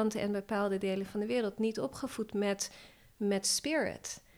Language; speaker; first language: Dutch; non-native, fluent; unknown